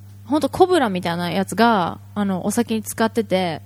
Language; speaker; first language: Japanese; native; Japanese